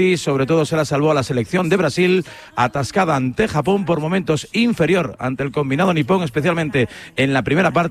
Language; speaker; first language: Spanish; native; Spanish